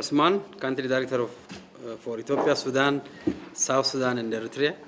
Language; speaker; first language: English; non-native, local second language; Amharic